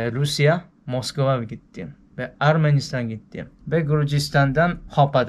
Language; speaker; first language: Turkish; non-native, learner; Japanese